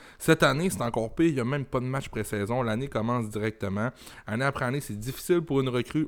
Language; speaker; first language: French; native; French